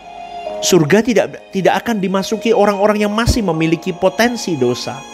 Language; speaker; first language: Indonesian; native; Indonesian